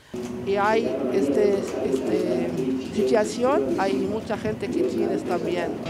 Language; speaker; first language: Spanish; non-native, learner; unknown